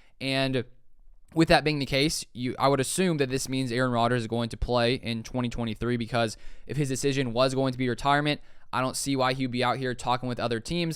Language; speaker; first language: English; native; English